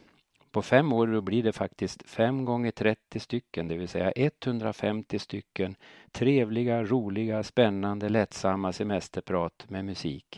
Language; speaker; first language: Swedish; native; Swedish